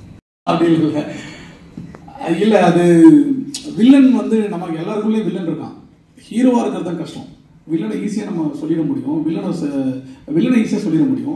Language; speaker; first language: Tamil; native; Tamil